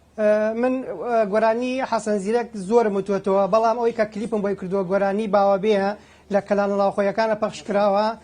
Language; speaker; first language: Central Kurdish; native; Central Kurdish